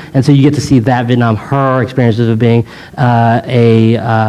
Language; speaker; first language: English; native; English